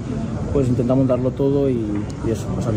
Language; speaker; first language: Spanish; native; Spanish